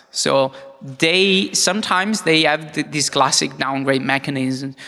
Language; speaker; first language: English; non-native, fluent; Italian